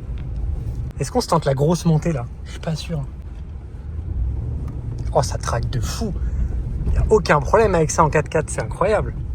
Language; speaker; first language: French; native; French